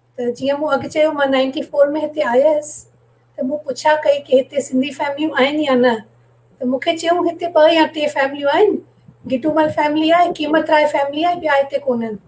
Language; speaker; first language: Sindhi; early bilingual, heritage; Sindhi